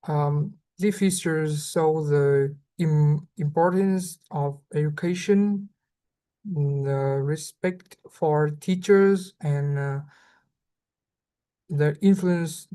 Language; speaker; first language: English; non-native, learner; Vietnamese